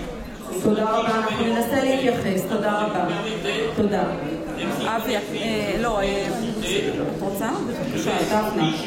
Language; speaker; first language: Hebrew; native; Hebrew